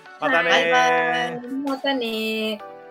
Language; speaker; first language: Japanese; non-native, learner; Spanish